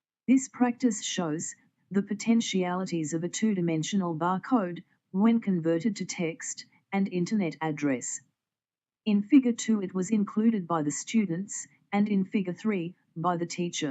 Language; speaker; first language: English; non-native, fluent; Portuguese